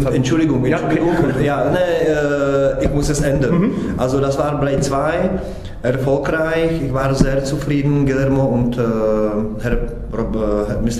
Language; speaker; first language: German; non-native, fluent; Czech